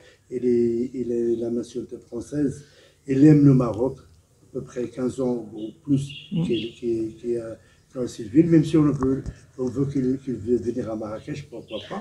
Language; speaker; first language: French; non-native, local second language; Arabic